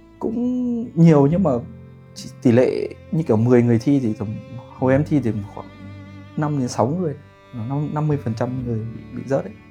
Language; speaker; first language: Vietnamese; native; Vietnamese